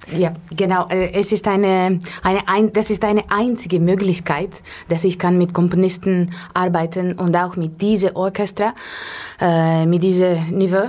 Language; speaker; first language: German; non-native, learner; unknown